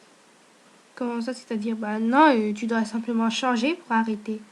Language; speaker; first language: French; native; French